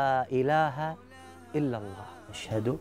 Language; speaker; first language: Arabic; native; Arabic